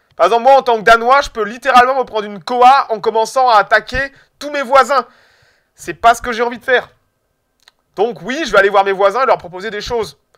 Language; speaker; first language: French; native; French